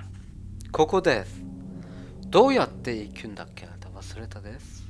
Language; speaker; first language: Japanese; non-native, learner; German